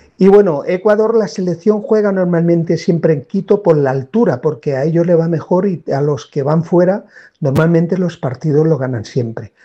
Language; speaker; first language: Spanish; native; Spanish